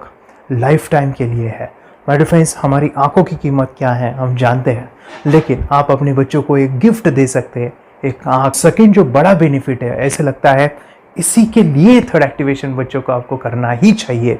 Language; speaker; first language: Hindi; native; Hindi